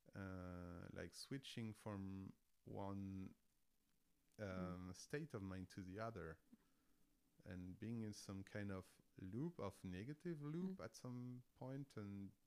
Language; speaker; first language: English; non-native, fluent; French